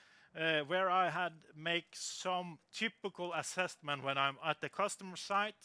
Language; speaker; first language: English; non-native, fluent; Norwegian